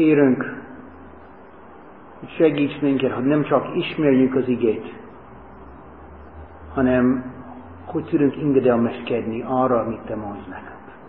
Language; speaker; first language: Hungarian; non-native, fluent; English